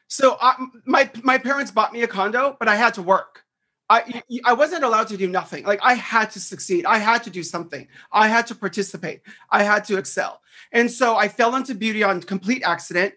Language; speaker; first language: English; native; English